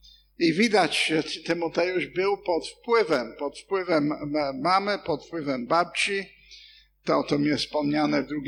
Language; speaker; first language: Polish; non-native, fluent; English